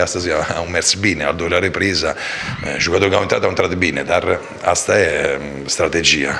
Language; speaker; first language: Romanian; non-native, fluent; Italian